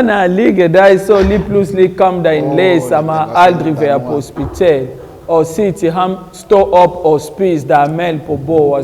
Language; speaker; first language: Danish; non-native, learner; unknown